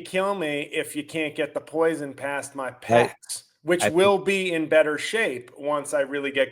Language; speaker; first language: English; native; English